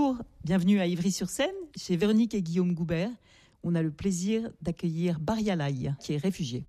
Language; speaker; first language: French; native; French